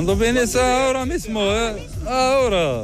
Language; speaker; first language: Spanish; non-native, learner; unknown